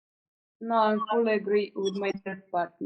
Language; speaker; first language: English; non-native, learner; Russian